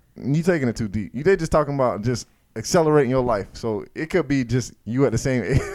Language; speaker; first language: English; native; English